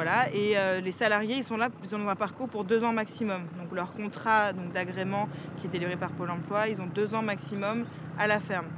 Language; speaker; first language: French; native; French